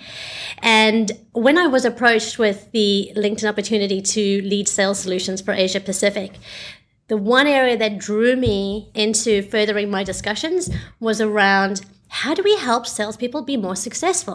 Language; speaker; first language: English; native; English